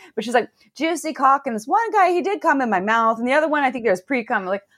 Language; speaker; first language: English; native; English